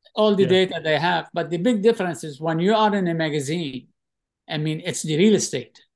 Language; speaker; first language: English; non-native, fluent; Arabic